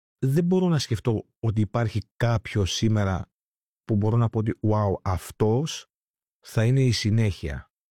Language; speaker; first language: Greek; early bilingual, heritage; Greek